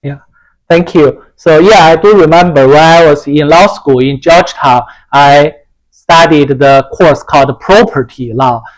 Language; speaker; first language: English; non-native, fluent; Chinese